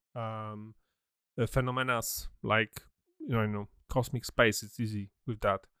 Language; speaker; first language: English; non-native, fluent; Polish